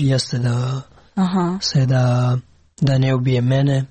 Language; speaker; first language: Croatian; non-native, learner; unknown